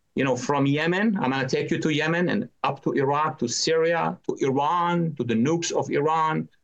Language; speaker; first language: English; non-native, fluent; Arabic